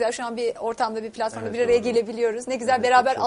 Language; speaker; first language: Turkish; native; Turkish